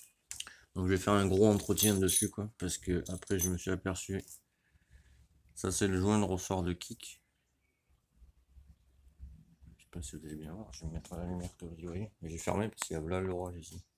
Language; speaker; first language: French; native; French